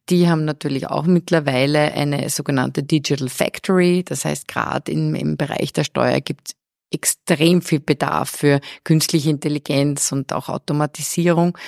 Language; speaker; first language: German; early bilingual, heritage; German